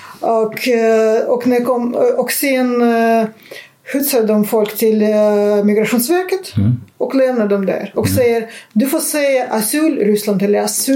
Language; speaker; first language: Swedish; non-native, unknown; Russian